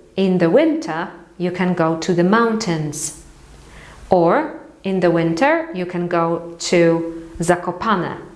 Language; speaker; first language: English; non-native, fluent; Polish